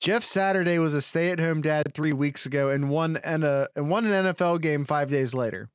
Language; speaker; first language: English; native; English